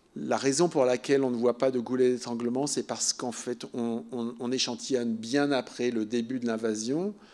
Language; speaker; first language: French; native; French